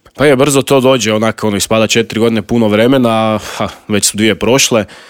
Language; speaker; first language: Croatian; native; Croatian